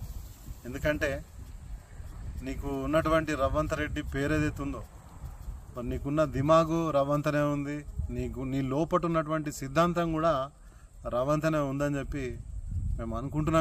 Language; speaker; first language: Telugu; native; Telugu